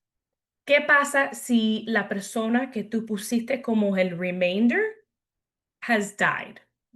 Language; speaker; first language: Spanish; early bilingual, heritage; English